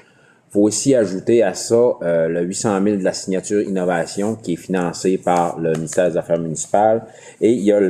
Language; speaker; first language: French; native; French